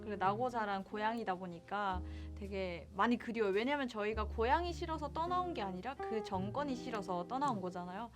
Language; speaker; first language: Korean; native; Korean